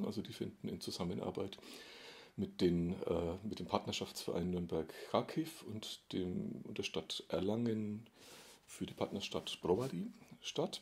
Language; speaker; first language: German; native; German